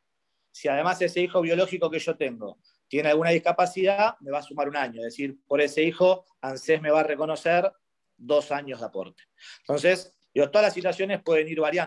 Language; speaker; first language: Spanish; native; Spanish